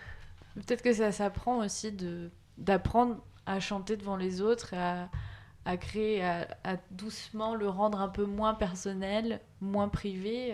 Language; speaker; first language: French; native; French